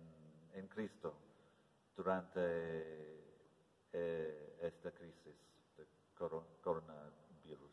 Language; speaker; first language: Spanish; non-native, learner; English